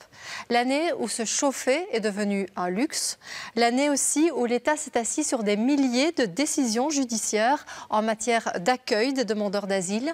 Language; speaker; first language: French; native; French